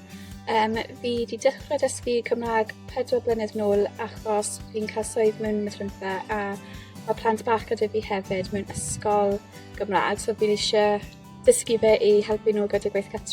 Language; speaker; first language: Welsh; non-native, local second language; English